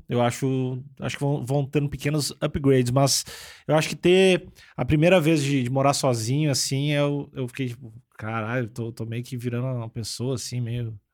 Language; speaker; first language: Portuguese; native; Portuguese